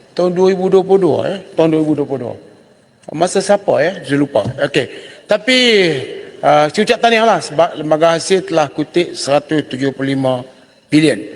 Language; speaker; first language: Malay; native; Malay